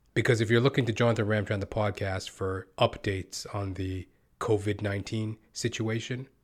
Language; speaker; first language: English; native; English